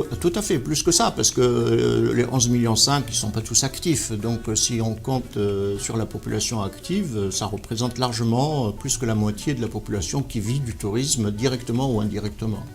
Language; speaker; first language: French; non-native, local second language; Arabic